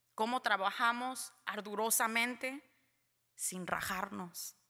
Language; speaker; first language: Spanish; early bilingual, heritage; Spanish